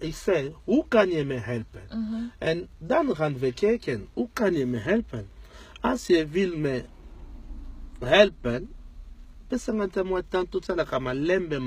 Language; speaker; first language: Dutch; non-native, learner; Lingala